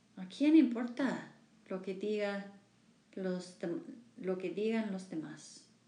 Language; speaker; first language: Spanish; non-native, learner; English